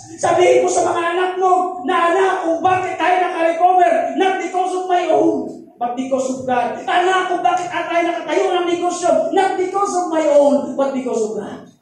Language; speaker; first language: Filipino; non-native, local second language; Cebuano